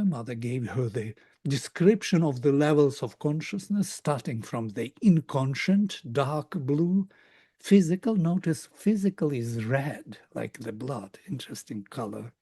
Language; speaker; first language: English; non-native, fluent; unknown